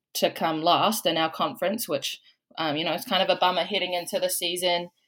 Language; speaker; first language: English; native; English